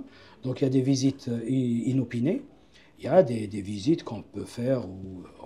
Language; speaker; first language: French; non-native, local second language; Arabic